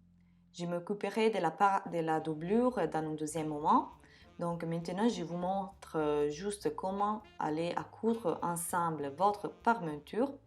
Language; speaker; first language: French; non-native, fluent; Italian